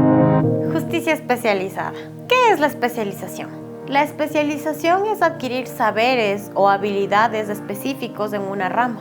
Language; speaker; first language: Spanish; native; Spanish